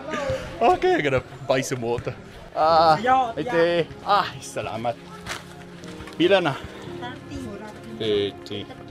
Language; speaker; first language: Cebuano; non-native, learner; English